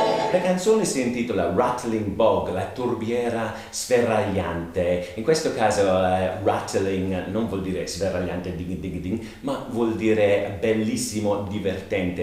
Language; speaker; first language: Italian; non-native, fluent; English